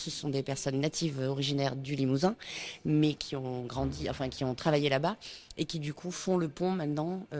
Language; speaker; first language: French; native; French